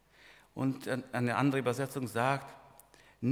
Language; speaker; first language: German; non-native, fluent; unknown